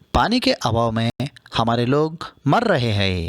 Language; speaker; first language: Hindi; non-native, local second language; Telugu